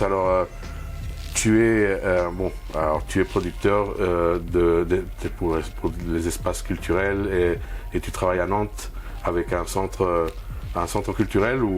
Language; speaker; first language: French; non-native, fluent; Spanish